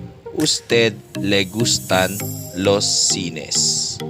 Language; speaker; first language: Spanish; non-native, fluent; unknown